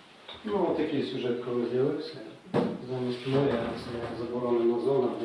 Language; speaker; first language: Ukrainian; native; Ukrainian